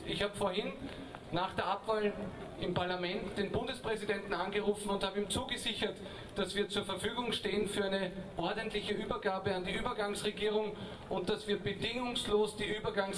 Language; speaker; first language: German; native; German